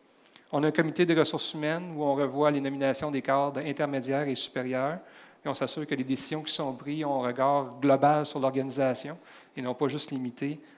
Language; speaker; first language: French; native; French